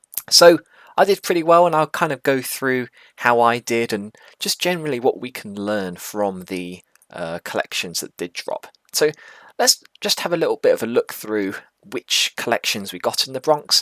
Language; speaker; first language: English; native; English